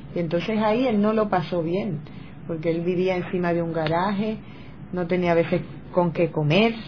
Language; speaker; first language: Spanish; native; Spanish